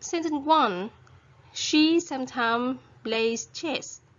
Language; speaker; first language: English; non-native, fluent; Vietnamese